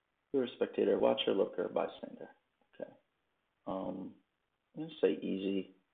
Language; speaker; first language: English; native; English